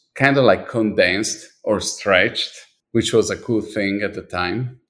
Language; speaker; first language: English; non-native, fluent; Italian